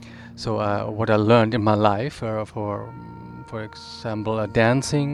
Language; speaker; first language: English; non-native, learner; German